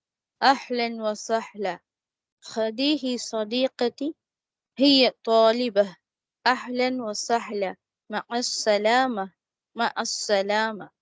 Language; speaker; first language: Arabic; non-native, learner; Tamil